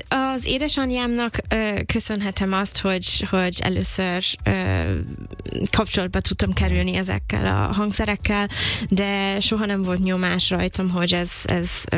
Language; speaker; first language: Hungarian; non-native, fluent; English